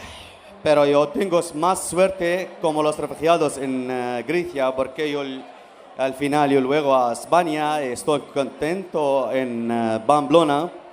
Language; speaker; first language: Spanish; non-native, learner; Arabic